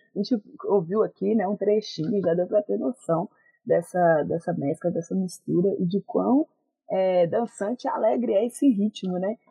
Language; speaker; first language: Portuguese; native; Portuguese